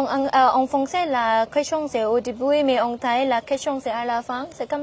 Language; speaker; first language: French; non-native, learner; Thai